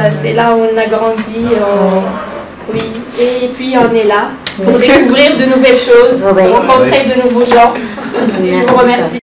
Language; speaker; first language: French; non-native, local second language; Arabic